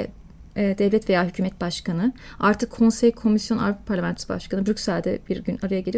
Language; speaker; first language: Turkish; native; Turkish